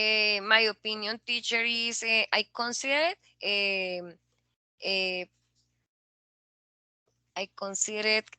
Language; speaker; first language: English; non-native, learner; Spanish